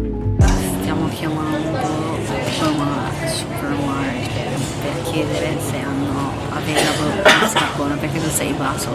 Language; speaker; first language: Italian; early bilingual, other home language; Filipino